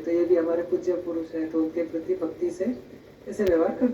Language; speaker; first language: Hindi; non-native, local second language; Gujarati